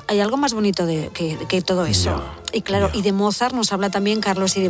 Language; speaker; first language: Spanish; native; Spanish